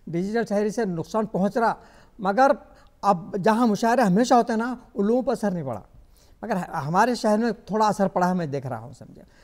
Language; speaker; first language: Urdu; native; Urdu